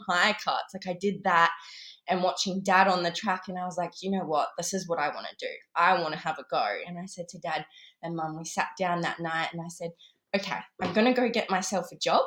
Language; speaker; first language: English; native; English